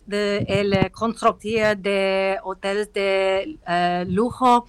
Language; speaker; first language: Spanish; non-native, learner; English